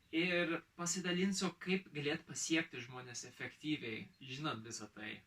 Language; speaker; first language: Lithuanian; early bilingual, heritage; Lithuanian